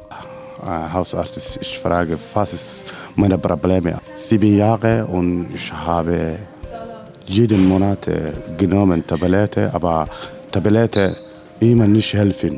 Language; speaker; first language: German; non-native, learner; Somali